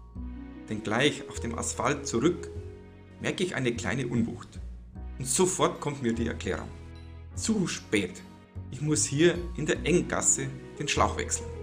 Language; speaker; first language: German; native; German